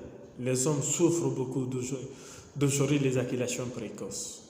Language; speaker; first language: French; non-native, local second language; Mandingo